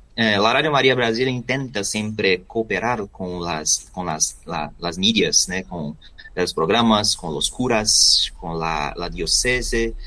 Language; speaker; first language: Spanish; non-native, learner; Portuguese